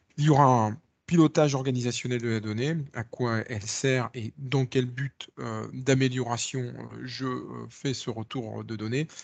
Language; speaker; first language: French; native; French